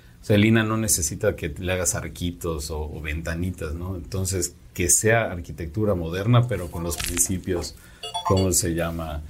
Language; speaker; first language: Spanish; native; Spanish